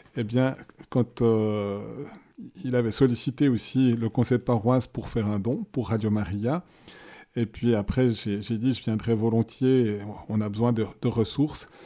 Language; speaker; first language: French; native; French